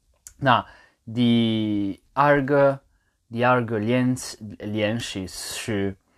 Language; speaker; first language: Chinese; non-native, learner; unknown